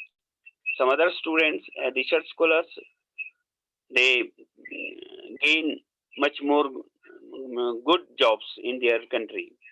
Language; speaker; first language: English; non-native, learner; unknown